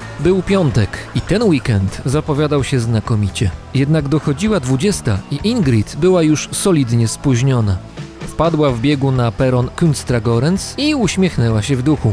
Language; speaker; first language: Polish; native; Polish